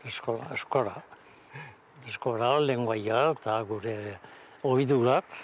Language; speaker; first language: Basque; native; Basque